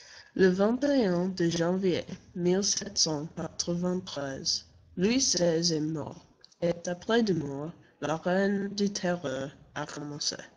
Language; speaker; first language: French; non-native, learner; English